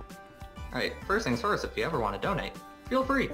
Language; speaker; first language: English; native; English